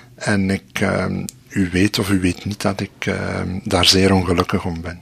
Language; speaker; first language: Dutch; native; Dutch